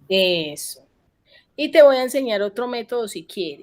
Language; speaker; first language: Spanish; native; Spanish